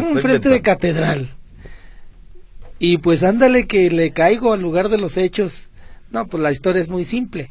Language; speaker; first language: Spanish; native; Spanish